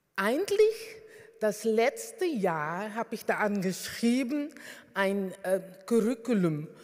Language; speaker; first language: German; non-native, fluent; Dutch